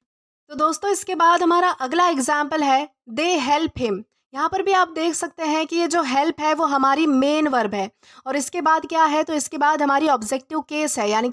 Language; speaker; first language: Hindi; native; Hindi